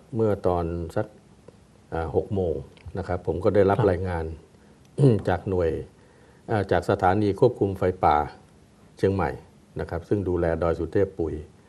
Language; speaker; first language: Thai; native; Thai